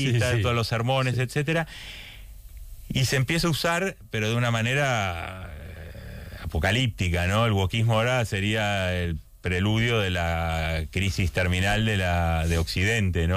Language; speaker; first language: Spanish; native; Spanish